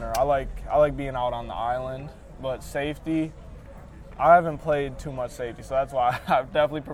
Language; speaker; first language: English; native; English